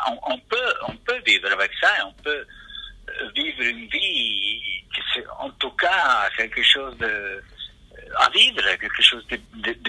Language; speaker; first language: French; non-native, fluent; Italian